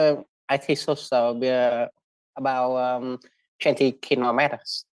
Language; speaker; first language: English; non-native, learner; Vietnamese